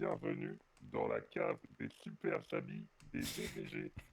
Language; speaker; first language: French; native; French